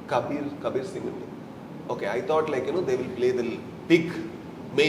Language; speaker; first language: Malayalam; non-native, learner; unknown